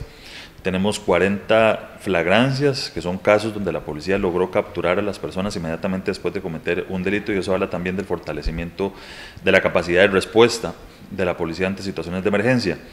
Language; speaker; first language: Spanish; native; Spanish